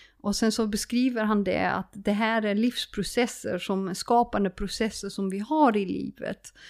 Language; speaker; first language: Swedish; non-native, fluent; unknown